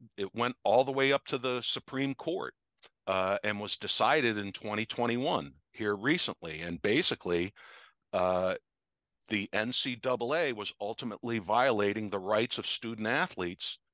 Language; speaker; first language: English; native; English